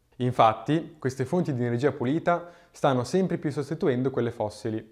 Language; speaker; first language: Italian; native; Italian